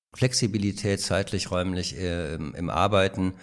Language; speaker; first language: German; native; German